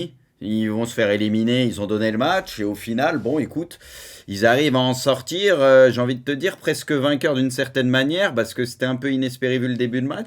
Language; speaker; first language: French; native; French